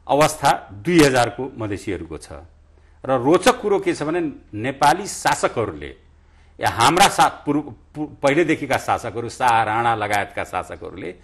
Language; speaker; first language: Nepali; non-native, local second language; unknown